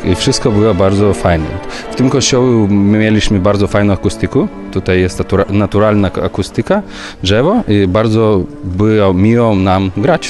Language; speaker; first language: Polish; non-native, fluent; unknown